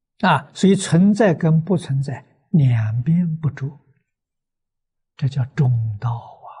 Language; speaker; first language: Chinese; native; Chinese